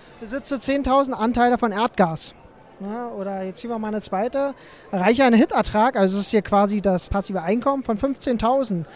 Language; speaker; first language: German; native; German